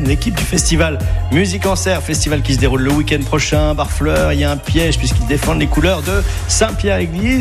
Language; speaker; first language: French; native; French